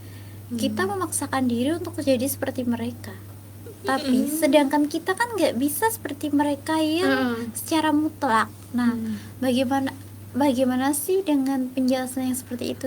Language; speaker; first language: Indonesian; native; Indonesian